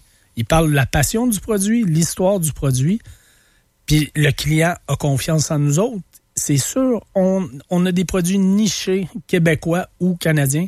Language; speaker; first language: French; native; French